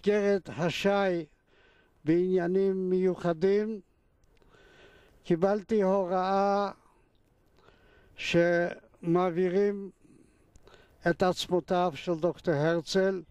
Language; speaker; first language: Hebrew; non-native, fluent; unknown